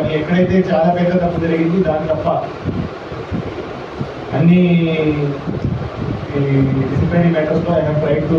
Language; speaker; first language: Telugu; native; Telugu